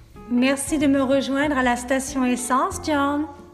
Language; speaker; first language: French; native; French